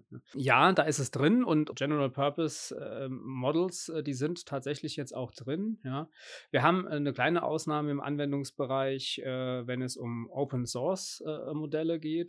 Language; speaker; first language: German; native; German